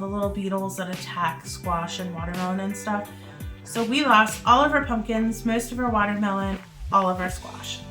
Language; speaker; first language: English; native; English